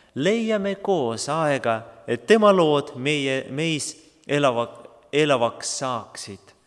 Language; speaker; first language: Estonian; non-native, local second language; Russian